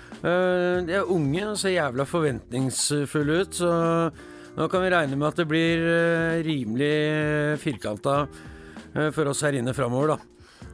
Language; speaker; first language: Norwegian; native; Norwegian